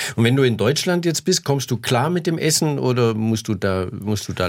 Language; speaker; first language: German; native; German